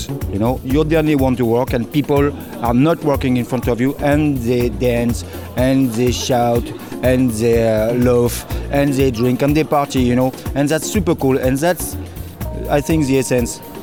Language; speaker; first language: English; non-native, fluent; French